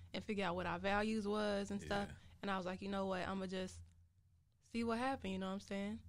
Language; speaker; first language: English; native; English